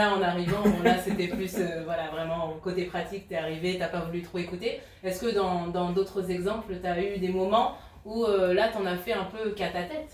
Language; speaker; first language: French; native; French